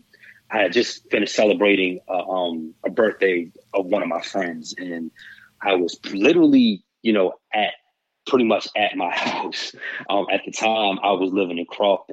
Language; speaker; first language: English; native; English